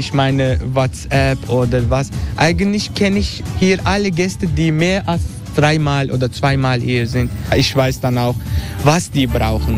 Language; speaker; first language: German; non-native, learner; Turkish